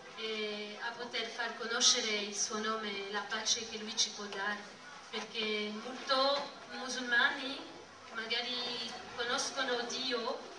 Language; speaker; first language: Italian; non-native, fluent; French